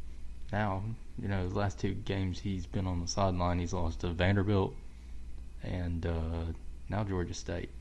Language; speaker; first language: English; native; English